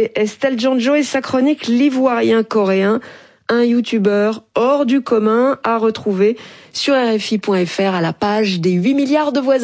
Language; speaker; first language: French; native; French